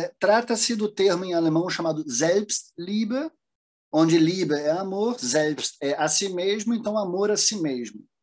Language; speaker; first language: Portuguese; early bilingual, other home language; German